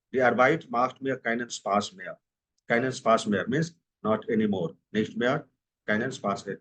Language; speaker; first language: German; non-native, fluent; Hindi